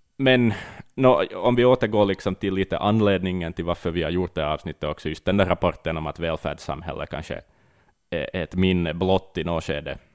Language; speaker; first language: Swedish; native; Swedish